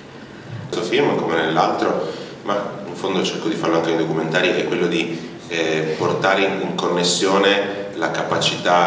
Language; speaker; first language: Italian; native; Italian